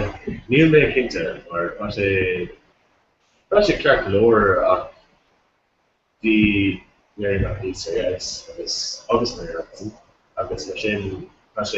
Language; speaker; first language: Irish; non-native, local second language; English